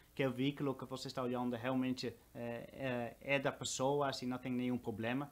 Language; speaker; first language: Portuguese; non-native, fluent; Dutch